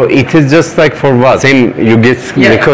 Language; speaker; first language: English; non-native, learner; Turkish